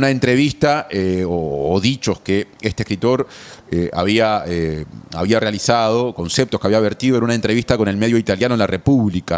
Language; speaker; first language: Spanish; native; Spanish